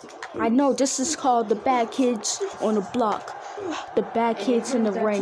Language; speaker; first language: English; native; English